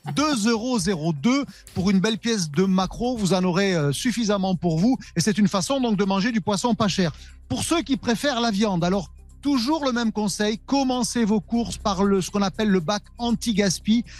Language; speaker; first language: French; native; French